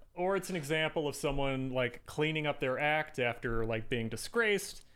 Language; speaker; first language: English; native; English